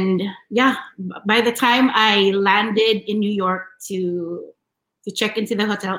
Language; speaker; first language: English; non-native, local second language; Filipino